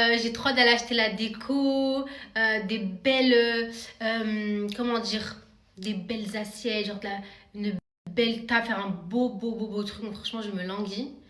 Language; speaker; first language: French; native; French